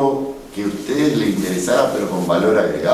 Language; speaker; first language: Spanish; native; Spanish